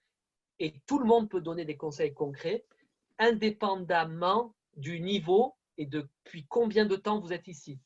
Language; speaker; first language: French; native; French